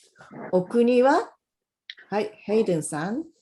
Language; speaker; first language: Japanese; non-native, fluent; English